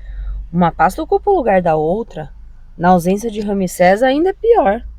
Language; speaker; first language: Portuguese; native; Portuguese